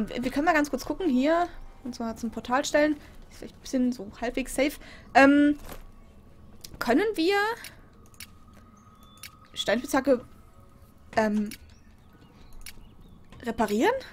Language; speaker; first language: German; native; German